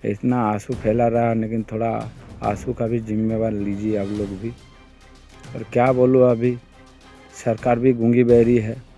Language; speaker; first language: Hindi; non-native, local second language; Bangla